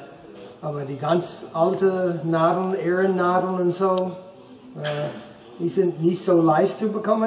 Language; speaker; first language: German; non-native, fluent; English